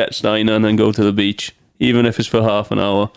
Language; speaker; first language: English; native; English